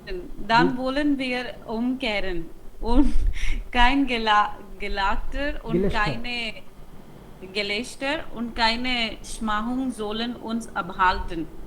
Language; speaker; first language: German; non-native, learner; Hindi